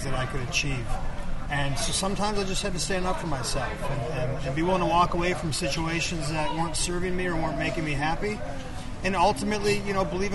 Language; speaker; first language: English; native; English